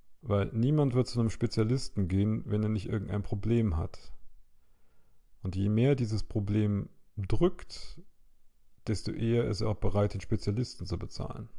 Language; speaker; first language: German; native; German